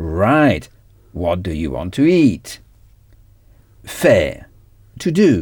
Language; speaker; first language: English; non-native, fluent; French